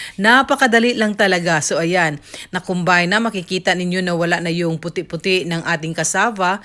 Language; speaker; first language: Filipino; non-native, local second language; Cebuano